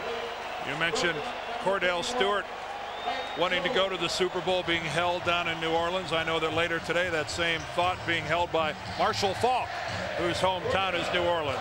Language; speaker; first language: English; native; English